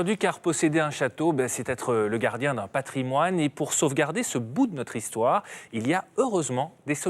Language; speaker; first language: French; native; French